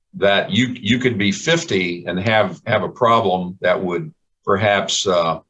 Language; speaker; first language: English; native; English